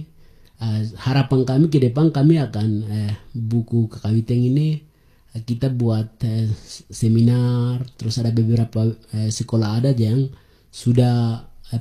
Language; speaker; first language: Indonesian; non-native, local second language; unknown